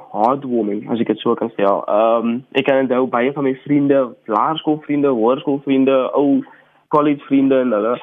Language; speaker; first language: Afrikaans; native; Afrikaans